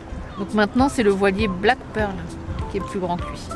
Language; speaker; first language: French; native; French